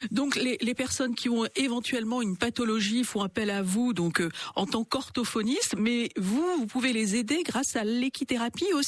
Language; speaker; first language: French; native; French